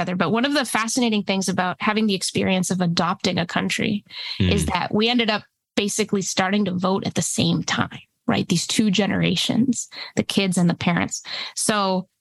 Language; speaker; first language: English; early bilingual, other home language; Spanish